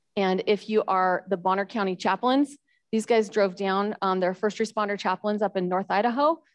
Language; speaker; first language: English; native; English